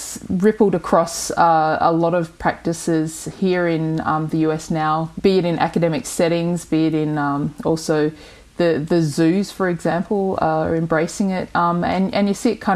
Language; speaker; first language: English; native; English